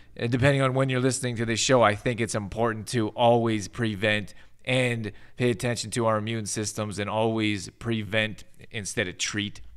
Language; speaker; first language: English; native; English